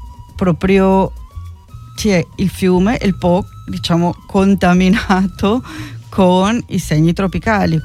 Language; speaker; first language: Italian; non-native, fluent; Spanish